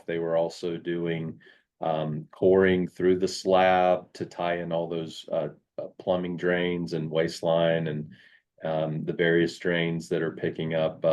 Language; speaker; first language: English; native; English